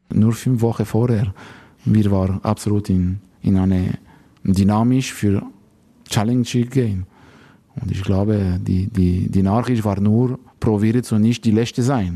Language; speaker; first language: German; non-native, local second language; French